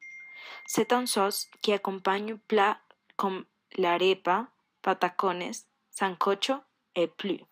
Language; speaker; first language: French; non-native, learner; Spanish